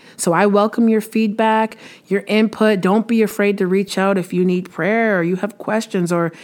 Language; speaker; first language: English; native; English